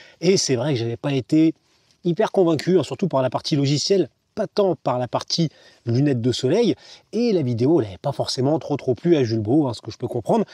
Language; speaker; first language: French; native; French